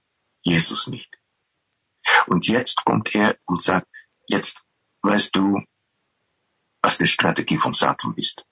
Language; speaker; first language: German; non-native, fluent; Dutch